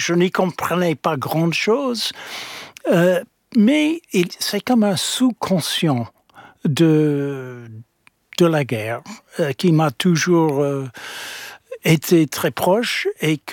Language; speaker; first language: French; non-native, fluent; English